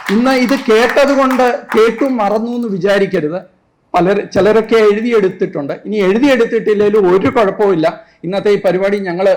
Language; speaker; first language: Malayalam; native; Malayalam